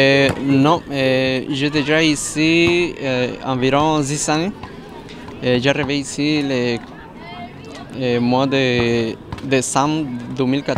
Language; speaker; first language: French; non-native, learner; Spanish